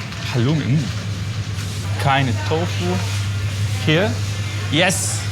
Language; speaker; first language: German; non-native, learner; Italian